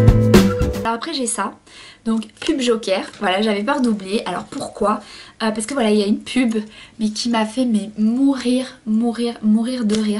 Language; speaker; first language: French; native; French